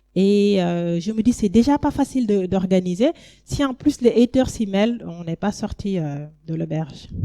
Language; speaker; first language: French; non-native, local second language; Wolof